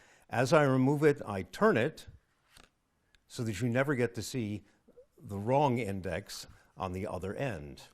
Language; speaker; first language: English; native; English